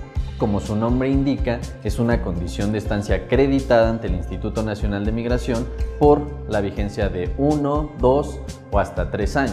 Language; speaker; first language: Spanish; native; Spanish